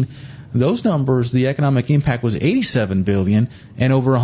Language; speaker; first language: English; native; English